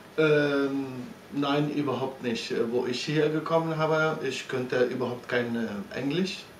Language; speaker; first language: German; non-native, fluent; Arabic